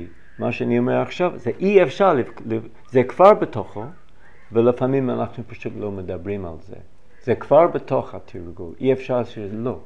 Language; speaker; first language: Hebrew; non-native, fluent; English